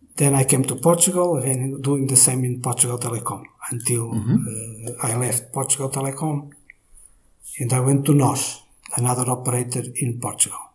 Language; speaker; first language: English; non-native, fluent; Portuguese